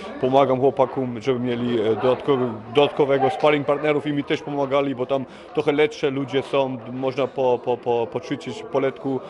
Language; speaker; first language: Polish; early bilingual, heritage; Polish